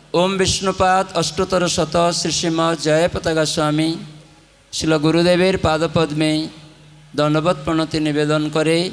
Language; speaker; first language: Bangla; non-native, fluent; Odia